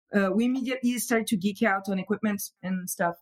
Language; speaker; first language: English; non-native, fluent; French